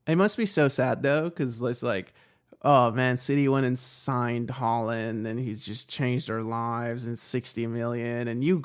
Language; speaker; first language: English; native; English